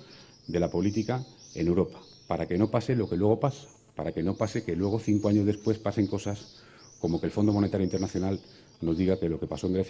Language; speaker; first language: Spanish; native; Spanish